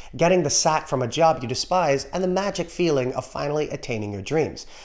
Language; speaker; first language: English; native; English